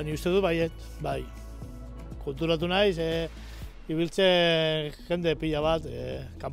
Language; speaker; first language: Basque; non-native, local second language; Spanish